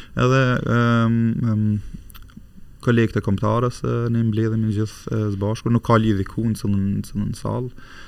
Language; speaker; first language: Albanian; native; Albanian